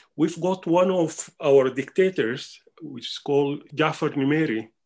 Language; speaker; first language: English; non-native, fluent; Arabic